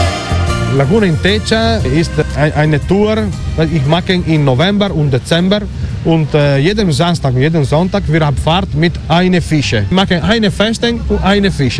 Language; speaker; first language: German; non-native, learner; Italian